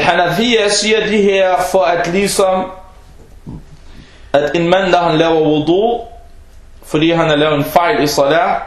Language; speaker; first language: Danish; non-native, fluent; Arabic